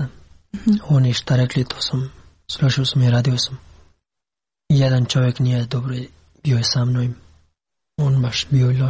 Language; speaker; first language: Serbian; non-native, learner; Pashto